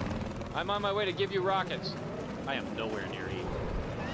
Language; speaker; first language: English; native; English